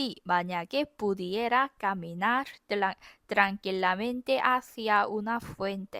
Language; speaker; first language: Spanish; non-native, fluent; Korean